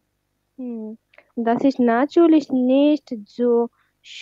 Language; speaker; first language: German; non-native, learner; Bangla